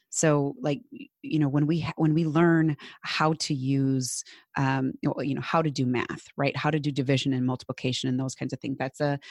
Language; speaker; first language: English; native; English